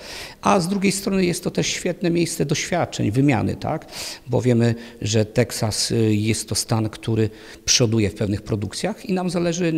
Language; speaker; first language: Polish; native; Polish